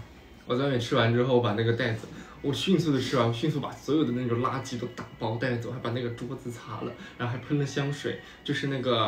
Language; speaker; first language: Chinese; native; Chinese